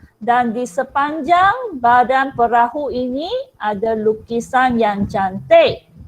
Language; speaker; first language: Malay; non-native, local second language; Chinese